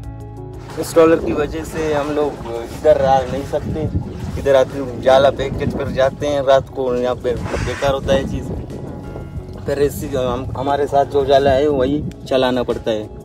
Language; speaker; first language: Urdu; non-native, local second language; Baluchi